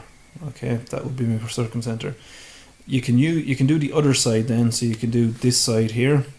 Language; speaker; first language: English; native; English